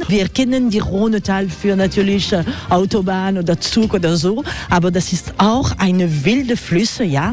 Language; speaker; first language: German; non-native, learner; French